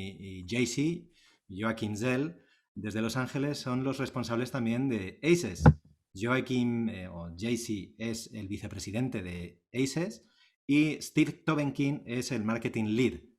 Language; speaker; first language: Spanish; native; Spanish